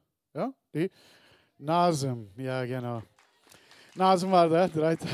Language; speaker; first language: German; non-native, learner; Turkish